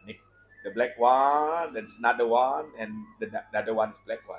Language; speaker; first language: English; non-native, learner; Indonesian